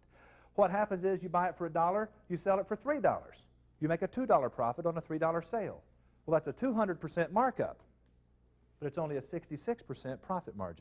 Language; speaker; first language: English; native; English